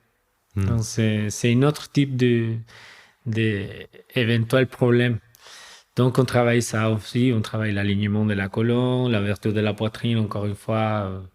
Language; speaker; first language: French; non-native, fluent; Spanish